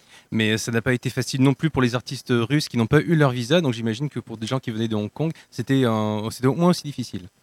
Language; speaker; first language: French; native; French